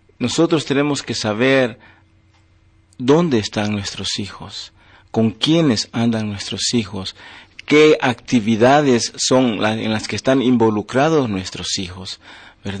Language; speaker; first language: Spanish; native; Spanish